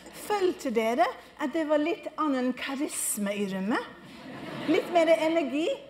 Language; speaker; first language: Norwegian; non-native, fluent; English